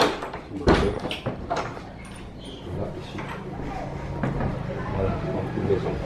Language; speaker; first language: French; non-native, learner; Javanese